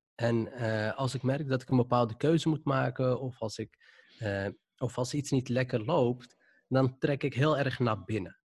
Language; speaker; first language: Dutch; non-native, local second language; Arabic